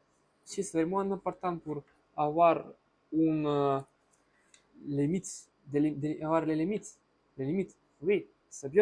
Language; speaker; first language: French; non-native, learner; Russian